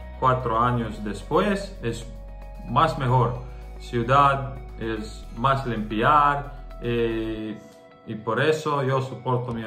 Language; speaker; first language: Spanish; non-native, learner; Croatian